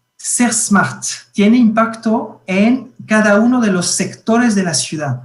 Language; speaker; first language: Spanish; non-native, fluent; French